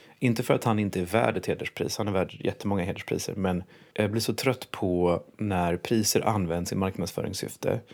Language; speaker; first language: Swedish; native; Swedish